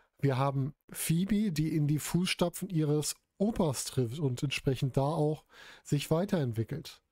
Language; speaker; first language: German; native; German